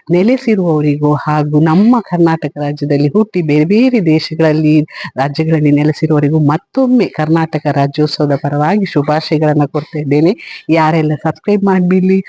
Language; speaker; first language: Kannada; native; Kannada